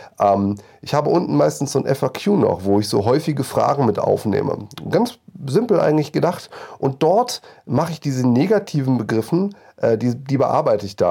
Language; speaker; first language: German; native; German